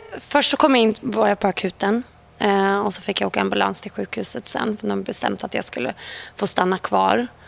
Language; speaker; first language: Swedish; native; Swedish